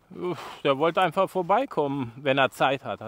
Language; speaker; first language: German; native; German